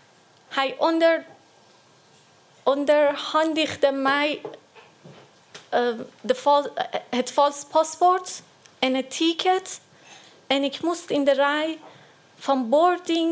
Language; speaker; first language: Dutch; non-native, learner; Persian